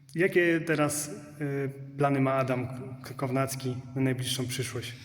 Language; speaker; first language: Polish; native; Polish